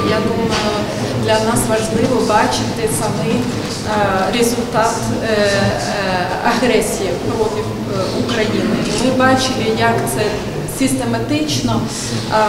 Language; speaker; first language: Ukrainian; non-native, learner; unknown